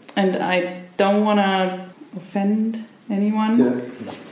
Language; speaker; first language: English; non-native, fluent; German